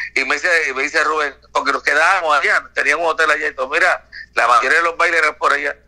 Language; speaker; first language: Spanish; native; Spanish